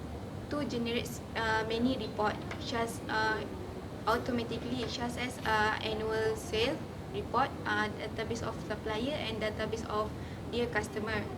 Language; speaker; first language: English; non-native, learner; Malay